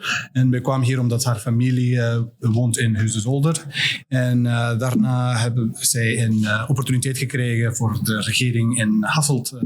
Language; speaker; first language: Dutch; non-native, learner; English